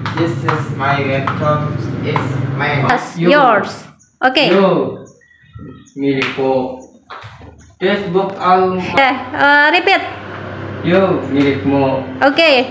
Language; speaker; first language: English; non-native, learner; Indonesian